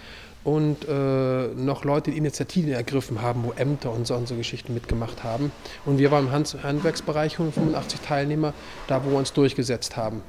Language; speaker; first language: German; native; German